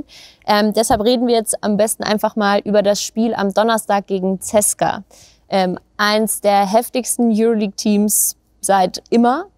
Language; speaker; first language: German; native; German